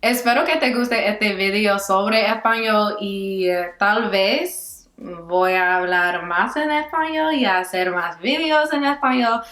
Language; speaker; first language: Spanish; non-native, learner; English